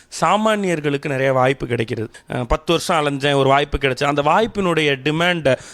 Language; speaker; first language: Tamil; native; Tamil